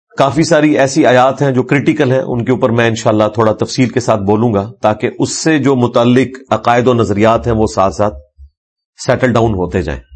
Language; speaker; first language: Urdu; non-native, local second language; Punjabi